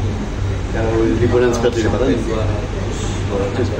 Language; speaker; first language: Indonesian; non-native, fluent; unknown